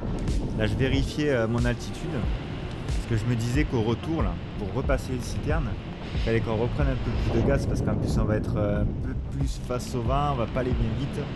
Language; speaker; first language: French; native; French